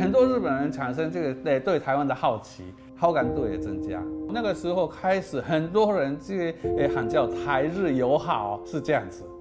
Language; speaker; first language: Chinese; non-native, fluent; Japanese